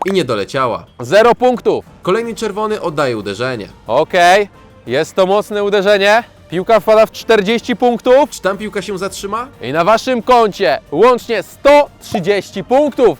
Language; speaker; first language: Polish; native; Polish